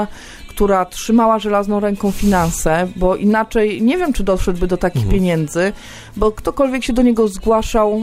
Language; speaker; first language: Polish; native; Polish